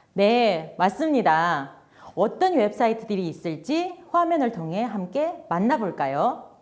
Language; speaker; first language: Korean; non-native, fluent; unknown